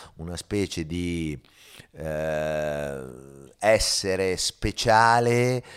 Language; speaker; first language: Italian; native; Italian